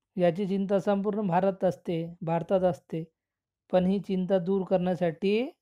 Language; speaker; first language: Marathi; non-native, local second language; Urdu